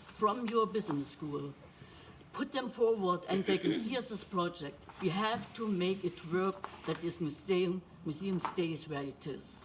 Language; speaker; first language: English; non-native, fluent; German